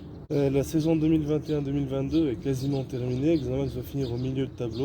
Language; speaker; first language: French; native; French